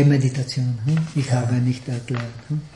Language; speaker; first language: German; non-native, fluent; Czech